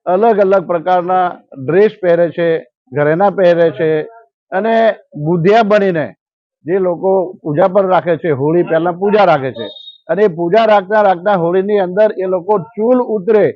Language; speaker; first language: Gujarati; non-native, local second language; Rathawi